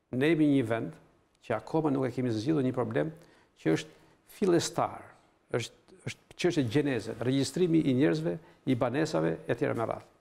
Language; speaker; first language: Albanian; native; Albanian